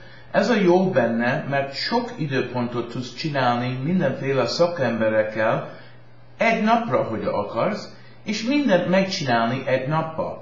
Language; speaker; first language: Hungarian; early bilingual, heritage; Hungarian